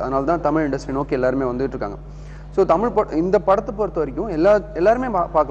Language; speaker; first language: Tamil; native; Tamil